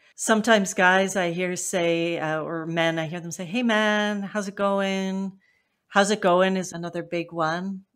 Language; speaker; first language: English; native; English